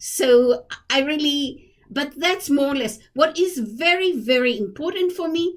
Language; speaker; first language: English; non-native, fluent; Hebrew